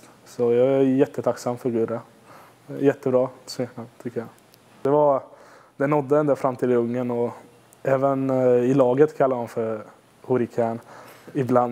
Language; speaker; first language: Swedish; non-native, fluent; Hungarian